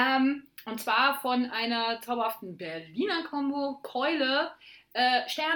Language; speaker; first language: German; native; German